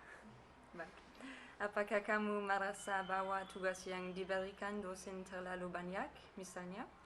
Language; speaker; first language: Indonesian; non-native, learner; German